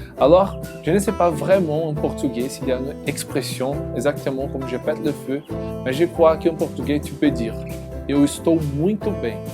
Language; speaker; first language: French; non-native, learner; Portuguese